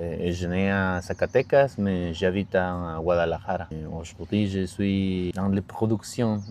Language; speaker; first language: French; non-native, learner; Spanish